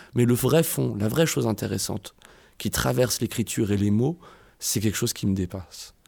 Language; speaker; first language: French; native; French